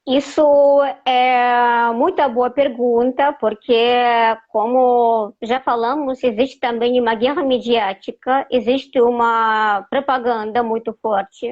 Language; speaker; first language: Portuguese; non-native, fluent; Russian